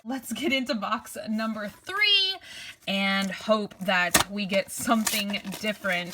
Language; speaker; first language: English; native; English